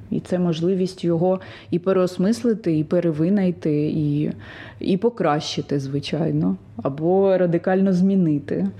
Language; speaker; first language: Ukrainian; non-native, local second language; Russian